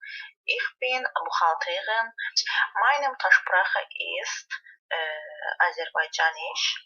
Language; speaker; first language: German; non-native, learner; Azerbaijani